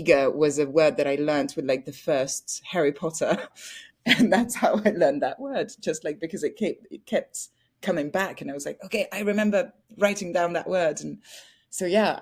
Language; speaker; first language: English; non-native, fluent; French